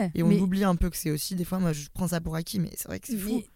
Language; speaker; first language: French; native; French